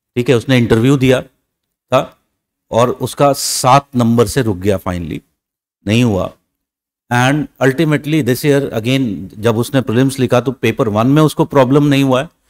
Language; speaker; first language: Hindi; native; Hindi